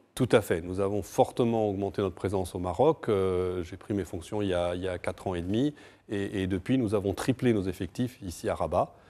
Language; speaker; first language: French; non-native, fluent; Portuguese